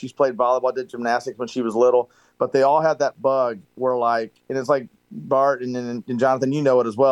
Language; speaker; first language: English; native; English